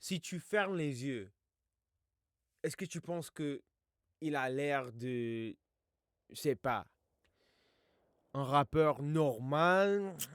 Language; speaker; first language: French; non-native, fluent; English